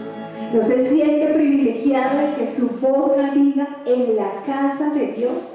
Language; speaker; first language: Spanish; native; Spanish